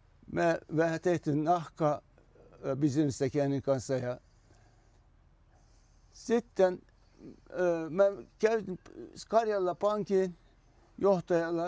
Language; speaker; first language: Finnish; non-native, fluent; Turkish